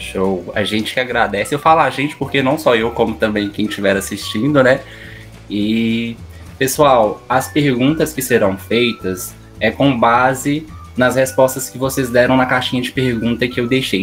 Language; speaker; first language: Portuguese; native; Portuguese